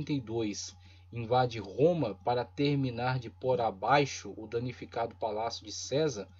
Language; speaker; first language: Portuguese; native; Portuguese